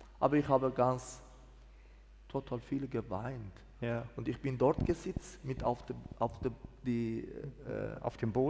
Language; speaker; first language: German; non-native, learner; Persian